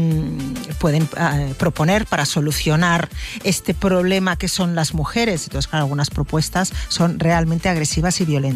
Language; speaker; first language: Spanish; native; Spanish